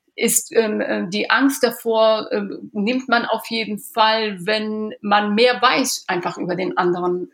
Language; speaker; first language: German; early bilingual, other home language; Persian